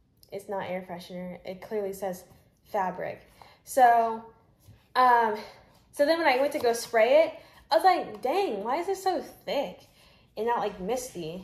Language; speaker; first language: English; native; English